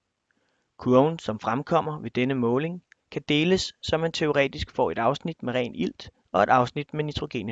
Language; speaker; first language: Danish; native; Danish